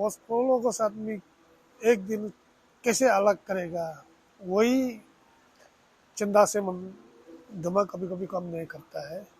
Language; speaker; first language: Hindi; non-native, local second language; Tibetan